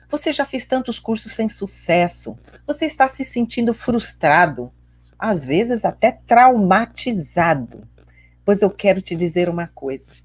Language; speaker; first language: Portuguese; native; Portuguese